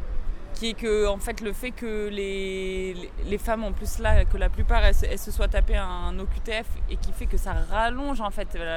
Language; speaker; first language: French; native; French